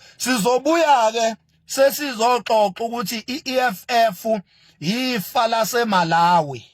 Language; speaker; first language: Zulu; native; Zulu